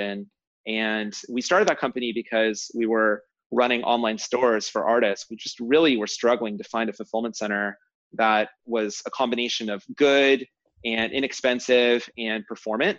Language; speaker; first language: English; native; English